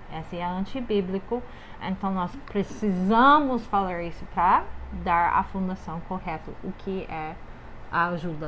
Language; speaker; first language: Portuguese; non-native, fluent; English